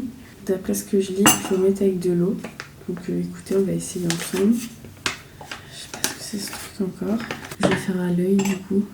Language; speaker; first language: French; native; French